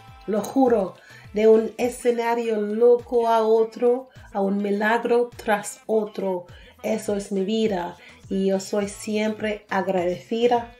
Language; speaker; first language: Spanish; non-native, fluent; English